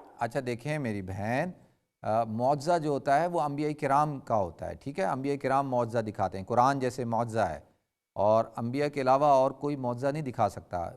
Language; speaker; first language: Urdu; native; Urdu